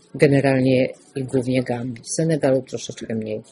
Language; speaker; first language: Polish; native; Polish